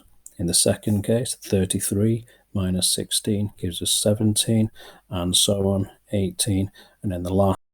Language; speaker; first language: English; native; English